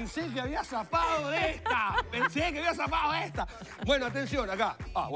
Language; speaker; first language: Spanish; native; Spanish